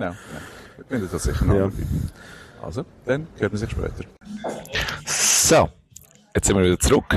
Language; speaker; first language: German; native; German